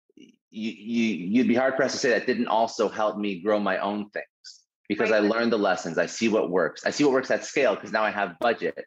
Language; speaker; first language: English; native; English